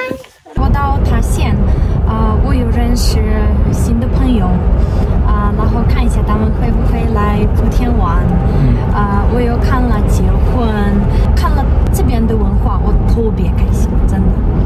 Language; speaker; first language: Chinese; non-native, fluent; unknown